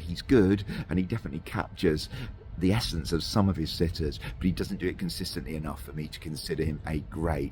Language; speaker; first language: English; native; English